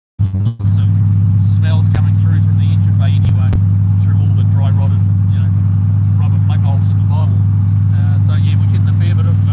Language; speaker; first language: English; native; English